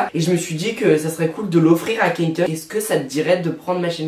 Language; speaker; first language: French; native; French